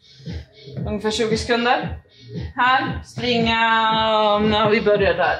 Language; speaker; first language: Swedish; native; Swedish